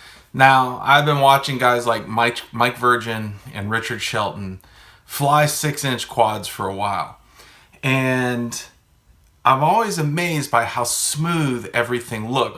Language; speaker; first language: English; native; English